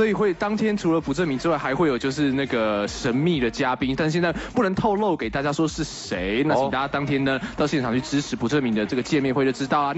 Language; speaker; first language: Chinese; native; Chinese